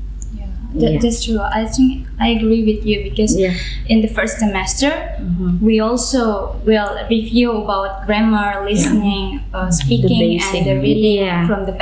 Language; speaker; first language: English; non-native, learner; Indonesian